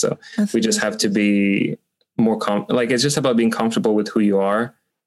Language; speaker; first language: English; non-native, fluent; French